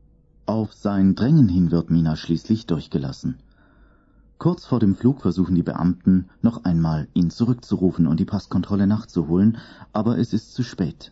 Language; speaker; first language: German; native; German